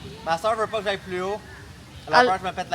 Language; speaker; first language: French; native; French